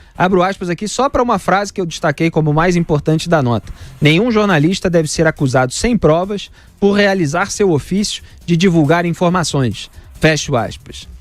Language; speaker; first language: Portuguese; native; Portuguese